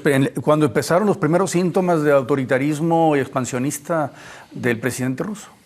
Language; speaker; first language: Spanish; native; Spanish